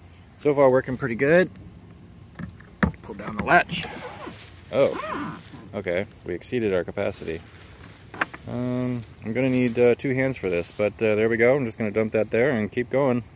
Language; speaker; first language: English; native; English